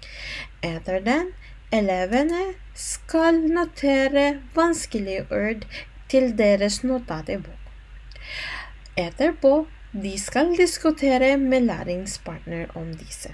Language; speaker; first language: Norwegian; non-native, learner; Filipino